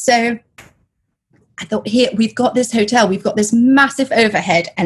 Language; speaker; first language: English; native; English